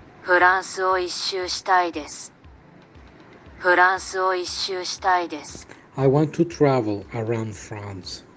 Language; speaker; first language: Japanese; non-native, learner; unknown